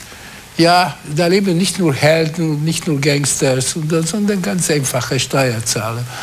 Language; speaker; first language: German; non-native, fluent; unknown